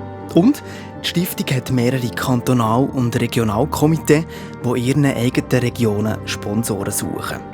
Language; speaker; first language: German; native; German